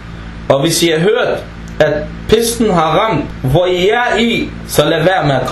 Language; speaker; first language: Danish; non-native, fluent; Arabic